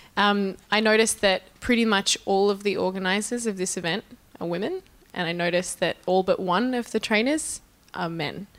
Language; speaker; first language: English; native; English